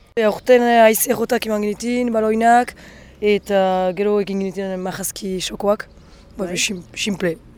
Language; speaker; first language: Basque; native; Basque